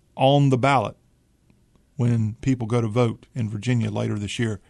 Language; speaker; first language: English; native; English